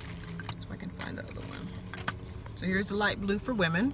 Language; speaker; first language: English; native; English